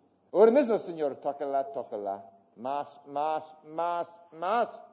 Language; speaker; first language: Spanish; non-native, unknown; English